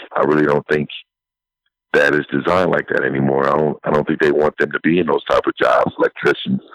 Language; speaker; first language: English; native; English